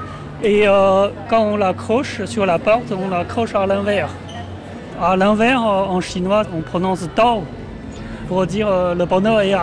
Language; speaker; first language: French; non-native, fluent; Chinese